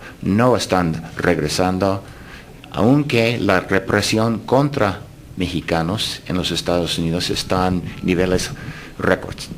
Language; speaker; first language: Spanish; non-native, fluent; English